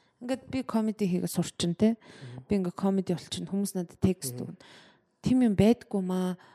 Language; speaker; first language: Mongolian; early bilingual, heritage; Mongolian